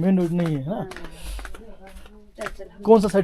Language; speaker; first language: Hindi; non-native, local second language; Bangla